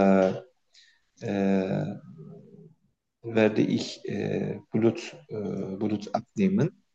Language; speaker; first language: German; non-native, learner; Turkish